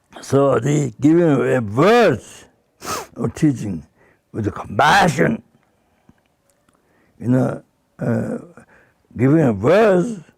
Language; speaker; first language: English; non-native, fluent; Sherpa